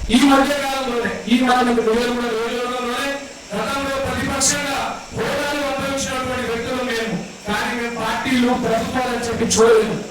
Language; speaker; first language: Telugu; non-native, local second language; Lambadi